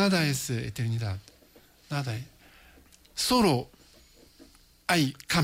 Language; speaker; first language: Spanish; non-native, learner; Japanese